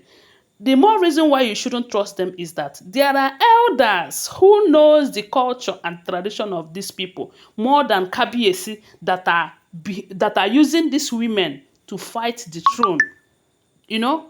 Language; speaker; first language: English; non-native, local second language; Yoruba